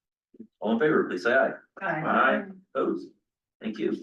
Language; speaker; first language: English; native; English